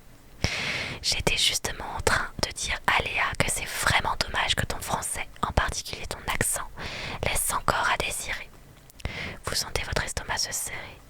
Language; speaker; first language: French; native; French